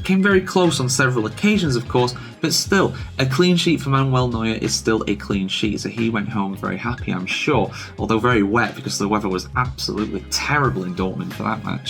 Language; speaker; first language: English; native; English